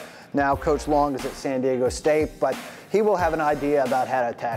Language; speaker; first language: English; native; English